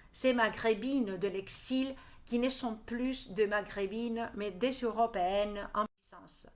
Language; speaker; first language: French; non-native, fluent; Spanish